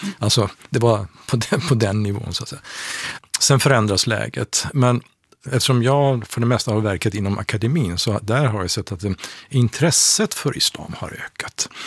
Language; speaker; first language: Swedish; non-native, fluent; Persian